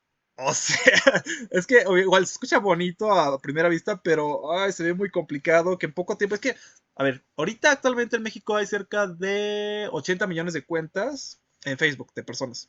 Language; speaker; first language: Spanish; native; Spanish